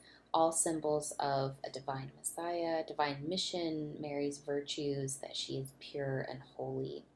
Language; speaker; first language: English; native; English